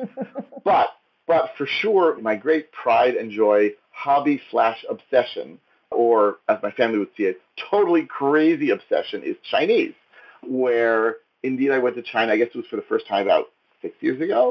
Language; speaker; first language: English; native; English